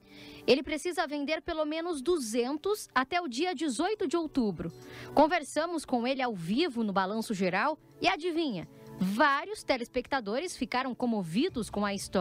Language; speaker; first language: Portuguese; native; Portuguese